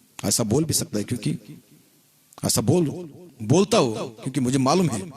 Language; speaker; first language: Hindi; non-native, local second language; Marathi